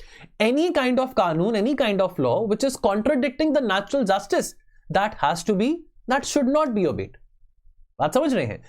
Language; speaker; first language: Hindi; native; Hindi